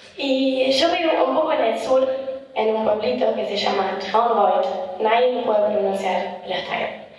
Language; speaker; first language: Spanish; non-native, fluent; German